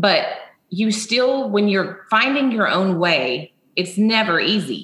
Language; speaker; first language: English; native; English